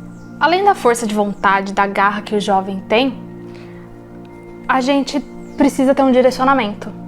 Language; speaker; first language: Portuguese; native; Portuguese